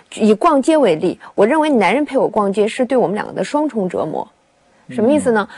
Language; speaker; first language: Chinese; native; Chinese